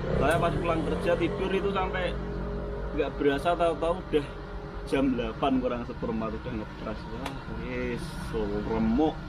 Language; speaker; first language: Indonesian; non-native, local second language; Javanese